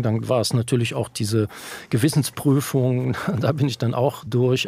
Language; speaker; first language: German; native; German